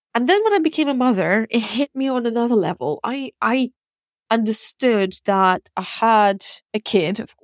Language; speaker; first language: English; non-native, fluent; Russian